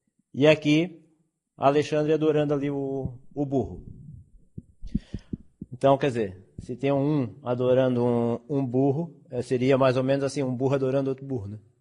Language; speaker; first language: Portuguese; native; Portuguese